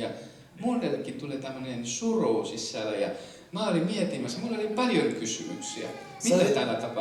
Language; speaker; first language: Finnish; non-native, fluent; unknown